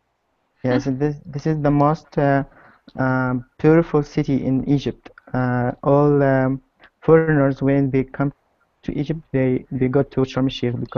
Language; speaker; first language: English; non-native, learner; Arabic